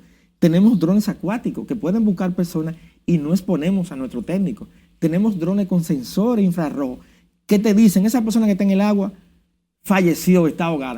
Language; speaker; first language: Spanish; native; Spanish